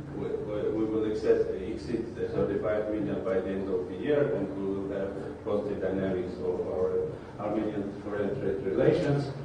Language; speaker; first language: English; non-native, fluent; Armenian